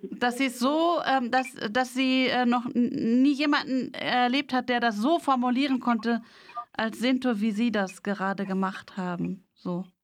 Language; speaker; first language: German; native; German